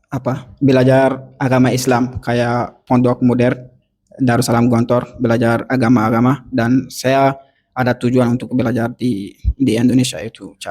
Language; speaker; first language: Indonesian; non-native, learner; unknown